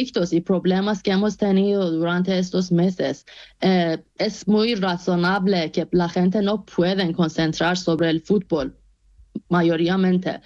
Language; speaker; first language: Spanish; non-native, fluent; Persian